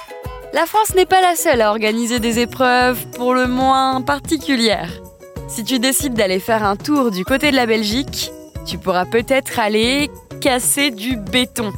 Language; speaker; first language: French; native; French